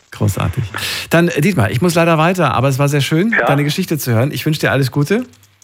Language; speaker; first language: German; native; German